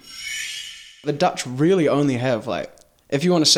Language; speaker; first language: English; native; English